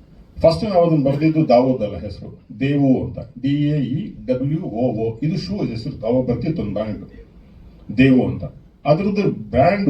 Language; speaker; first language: Kannada; native; Kannada